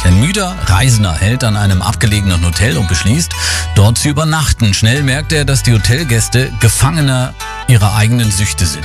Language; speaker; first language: German; native; German